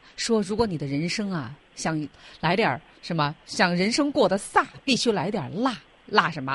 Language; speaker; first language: Chinese; native; Chinese